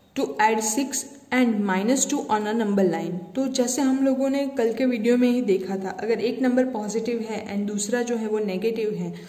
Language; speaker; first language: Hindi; non-native, local second language; Gujarati